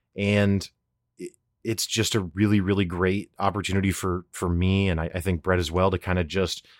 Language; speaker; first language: English; native; English